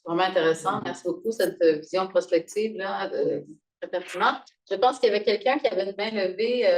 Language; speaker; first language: French; native; French